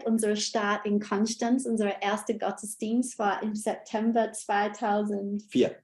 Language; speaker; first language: German; non-native, fluent; English